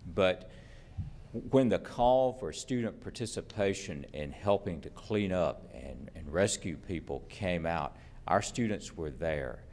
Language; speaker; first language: English; native; English